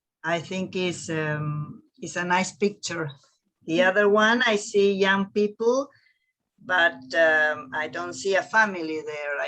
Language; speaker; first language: English; non-native, learner; Spanish